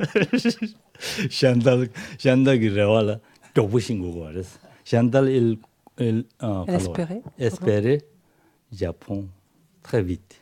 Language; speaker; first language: French; non-native, learner; Tibetan